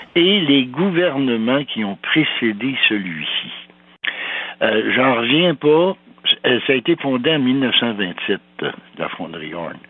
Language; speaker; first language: French; native; French